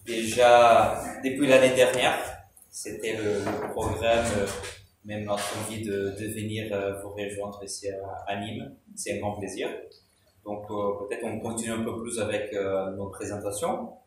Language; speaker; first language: French; non-native, fluent; Portuguese